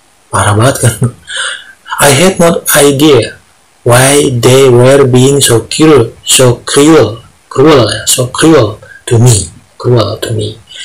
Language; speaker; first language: English; non-native, learner; Indonesian